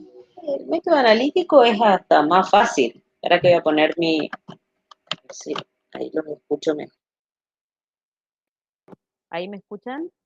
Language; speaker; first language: Spanish; native; Spanish